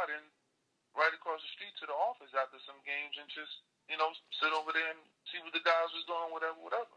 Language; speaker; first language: English; native; English